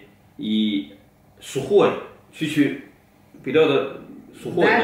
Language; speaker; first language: Russian; non-native, learner; Chinese